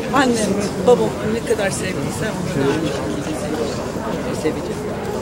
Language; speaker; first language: Turkish; non-native, fluent; English